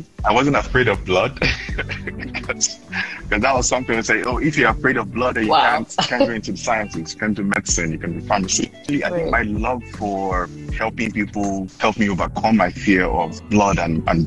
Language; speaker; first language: English; non-native, local second language; Yoruba